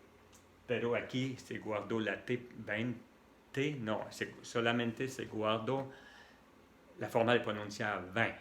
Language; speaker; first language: Spanish; non-native, fluent; French